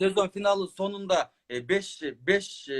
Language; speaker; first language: Turkish; non-native, learner; Kyrgyz